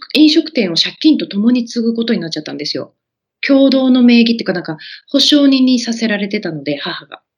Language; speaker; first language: Japanese; native; Japanese